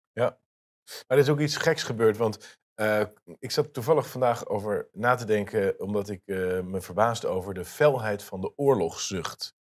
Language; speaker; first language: Dutch; native; Dutch